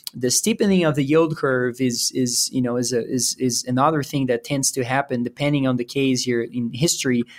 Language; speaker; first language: English; non-native, fluent; Portuguese